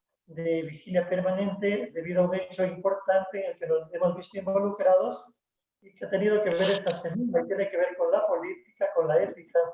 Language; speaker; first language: Spanish; native; Spanish